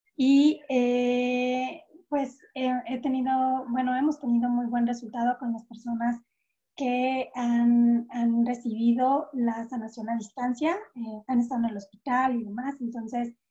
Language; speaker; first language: Spanish; native; Spanish